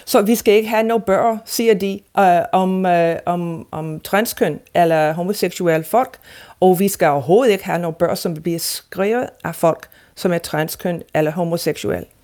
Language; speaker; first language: Danish; non-native, fluent; English